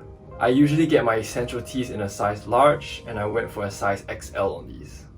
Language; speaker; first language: English; native; English